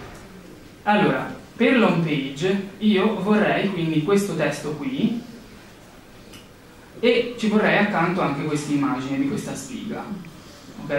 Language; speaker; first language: Italian; native; Italian